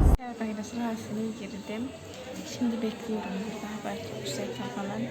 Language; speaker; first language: Turkish; non-native, fluent; Indonesian